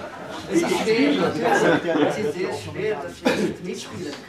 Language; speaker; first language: German; non-native, fluent; Slovak